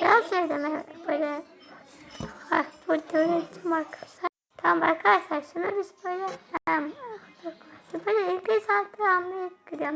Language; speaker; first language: Turkish; early bilingual, heritage; Turkish